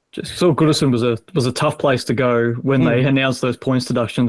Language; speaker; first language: English; native; English